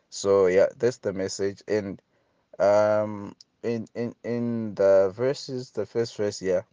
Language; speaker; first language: English; non-native, local second language; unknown